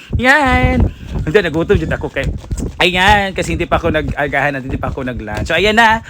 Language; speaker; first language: Filipino; non-native, local second language; Cebuano